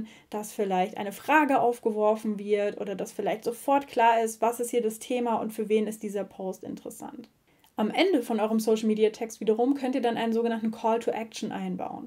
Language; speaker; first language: German; native; German